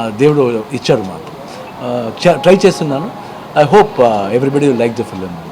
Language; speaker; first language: Telugu; non-native, learner; Kannada